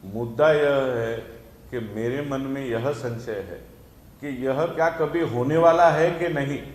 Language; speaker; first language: Hindi; non-native, local second language; Marathi